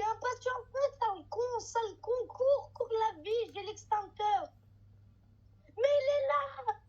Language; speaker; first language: French; native; French